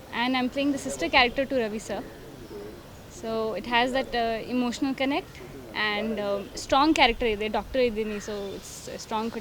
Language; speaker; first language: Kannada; non-native, fluent; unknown